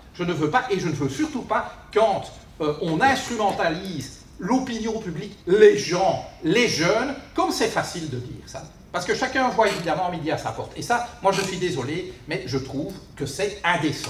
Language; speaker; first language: French; native; French